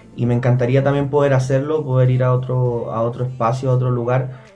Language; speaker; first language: Spanish; native; Spanish